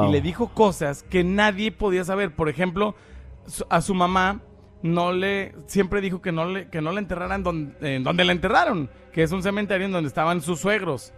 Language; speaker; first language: Spanish; native; Spanish